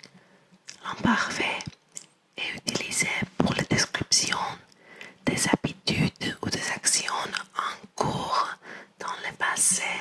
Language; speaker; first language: French; non-native, learner; English